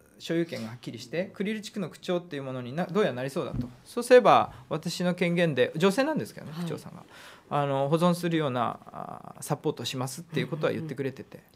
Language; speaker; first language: Japanese; native; Japanese